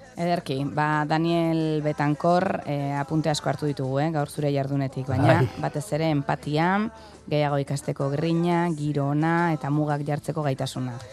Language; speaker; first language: Basque; native; Basque